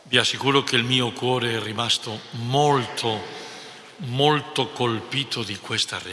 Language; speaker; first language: Italian; non-native, fluent; Spanish